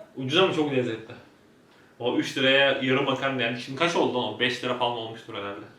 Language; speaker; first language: Turkish; native; Turkish